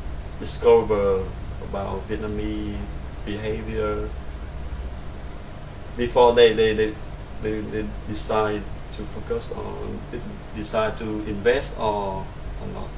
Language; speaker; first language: English; non-native, learner; Vietnamese